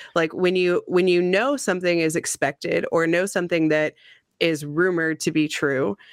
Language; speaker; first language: English; native; English